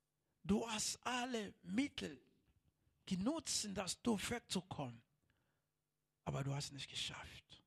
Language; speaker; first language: German; non-native, learner; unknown